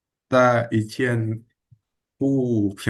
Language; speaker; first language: Chinese; non-native, learner; Indonesian